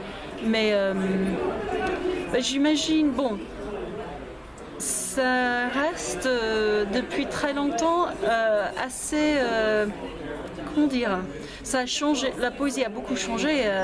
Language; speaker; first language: French; non-native, fluent; English